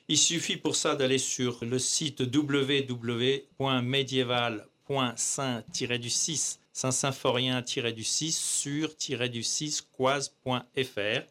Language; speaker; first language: French; native; French